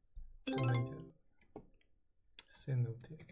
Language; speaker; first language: French; non-native, learner; English